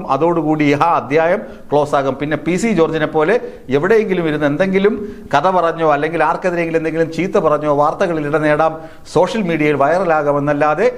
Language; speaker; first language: Malayalam; native; Malayalam